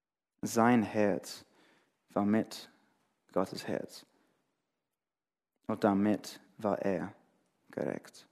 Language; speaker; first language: German; non-native, fluent; English